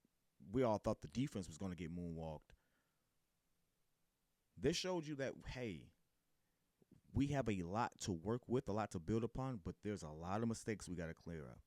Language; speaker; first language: English; native; English